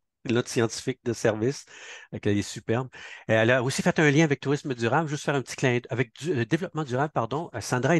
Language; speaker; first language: French; native; French